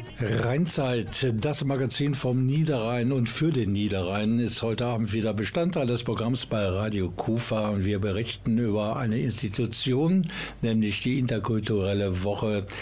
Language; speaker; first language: German; native; German